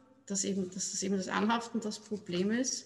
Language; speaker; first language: German; native; German